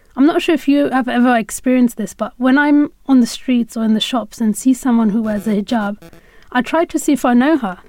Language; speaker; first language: English; native; English